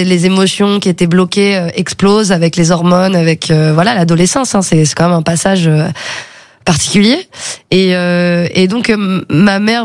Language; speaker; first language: French; native; French